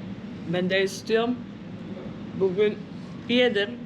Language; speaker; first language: Turkish; non-native, learner; Dutch